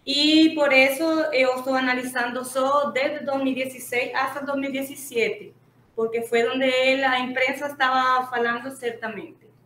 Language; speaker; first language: Portuguese; non-native, fluent; Spanish